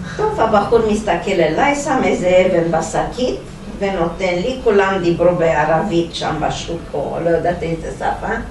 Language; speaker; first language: Hebrew; non-native, fluent; Romanian